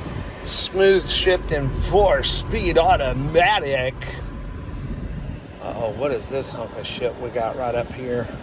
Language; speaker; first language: English; native; English